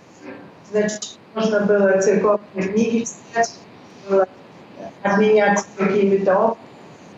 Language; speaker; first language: Russian; early bilingual, heritage; Russian